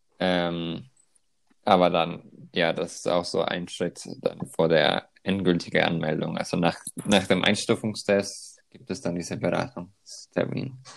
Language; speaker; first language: German; non-native, fluent; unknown